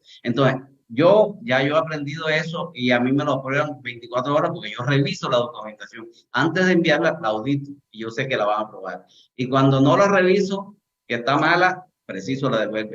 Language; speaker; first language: Spanish; native; Spanish